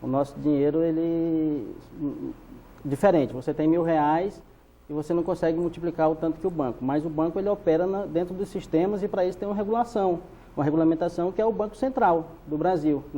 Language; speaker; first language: Portuguese; native; Portuguese